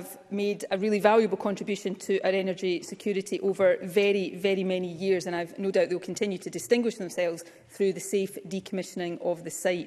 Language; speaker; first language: English; native; English